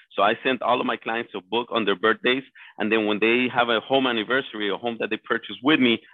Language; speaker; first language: English; non-native, fluent; Spanish